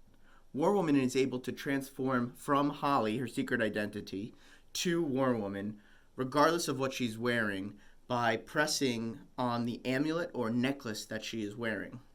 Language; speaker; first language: English; native; English